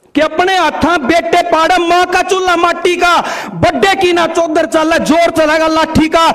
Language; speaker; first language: Hindi; native; Hindi